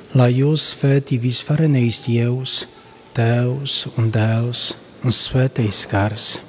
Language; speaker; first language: Latvian; non-native, fluent; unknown